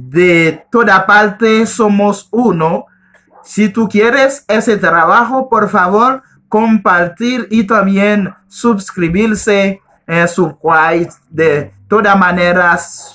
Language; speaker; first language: Spanish; non-native, learner; Haitian Creole